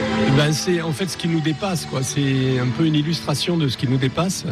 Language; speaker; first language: French; native; French